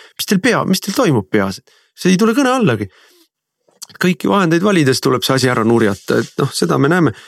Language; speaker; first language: Estonian; native; Estonian